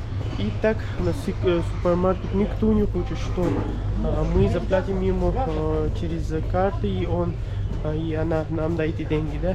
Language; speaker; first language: Russian; non-native, learner; Urdu